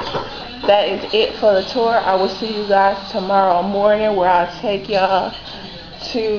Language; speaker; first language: English; native; English